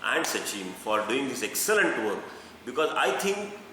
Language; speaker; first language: English; non-native, local second language; Marathi